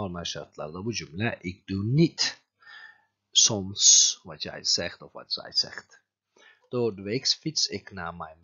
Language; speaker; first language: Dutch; non-native, fluent; Turkish